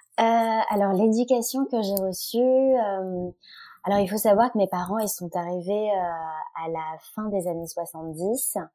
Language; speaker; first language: French; early bilingual, other home language; Vietnamese